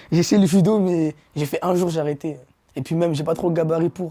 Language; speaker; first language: French; early bilingual, other home language; Portuguese